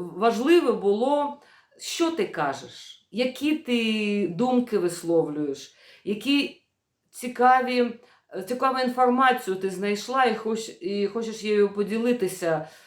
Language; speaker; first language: Ukrainian; non-native, local second language; Russian